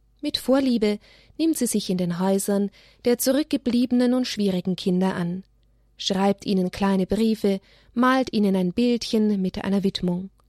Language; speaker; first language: German; native; German